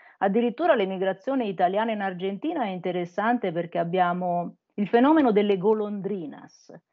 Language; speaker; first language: Italian; native; Italian